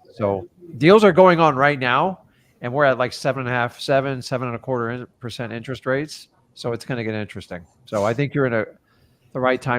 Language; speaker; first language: English; native; English